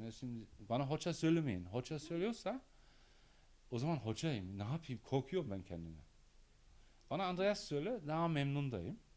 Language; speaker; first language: Turkish; non-native, learner; German